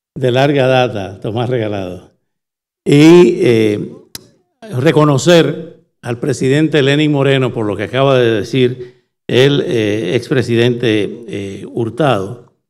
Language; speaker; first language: Spanish; native; Spanish